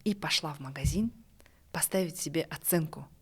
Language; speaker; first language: Russian; non-native, local second language; Kazakh